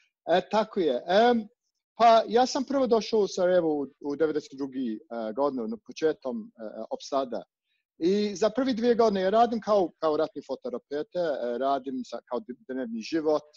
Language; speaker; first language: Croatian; non-native, learner; English